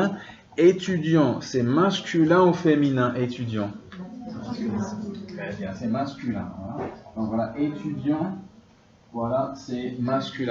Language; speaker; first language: French; non-native, fluent; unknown